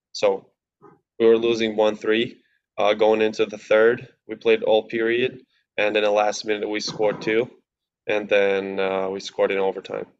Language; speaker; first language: English; non-native, fluent; Latvian